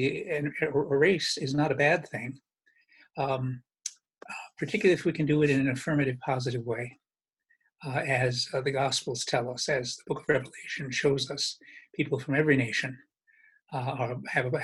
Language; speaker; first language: English; native; English